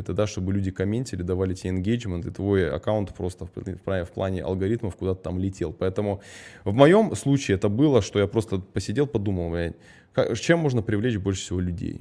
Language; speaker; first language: Russian; early bilingual, heritage; Russian